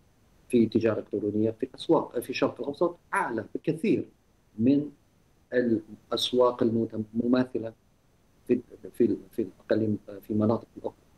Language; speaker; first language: Arabic; non-native, fluent; Chinese